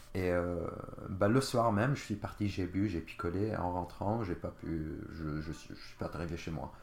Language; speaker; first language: French; non-native, local second language; Arabic